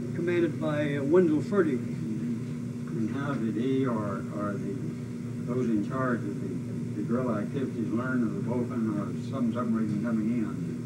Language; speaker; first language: English; native; English